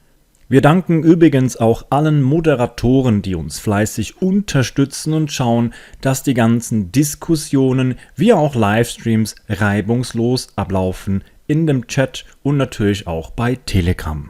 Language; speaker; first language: German; native; German